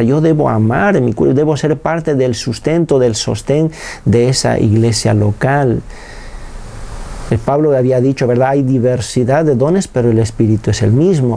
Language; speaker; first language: Spanish; native; Spanish